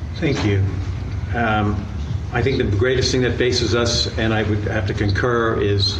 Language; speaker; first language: English; native; English